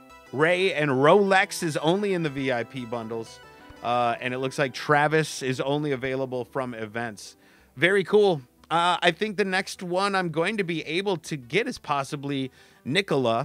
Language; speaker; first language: English; native; English